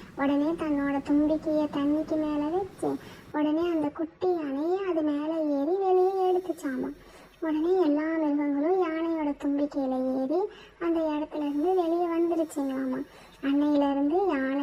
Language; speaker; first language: Tamil; native; Tamil